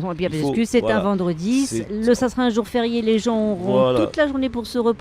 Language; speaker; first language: French; native; French